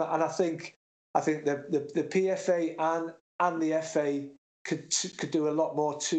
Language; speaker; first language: English; native; English